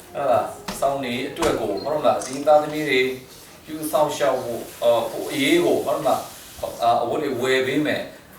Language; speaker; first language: Burmese; non-native, local second language; Hakha Chin